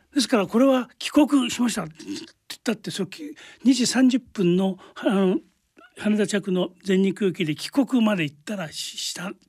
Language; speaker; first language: Japanese; native; Japanese